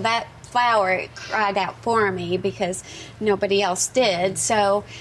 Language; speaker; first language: English; native; English